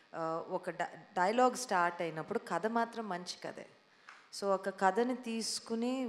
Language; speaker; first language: Telugu; native; Telugu